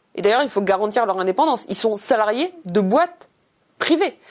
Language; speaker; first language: French; native; French